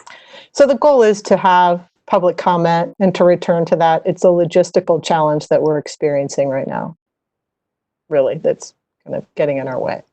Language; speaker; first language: English; native; English